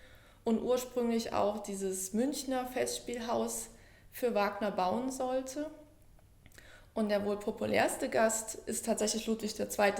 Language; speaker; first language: German; native; German